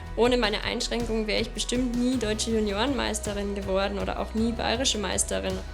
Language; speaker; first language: German; native; German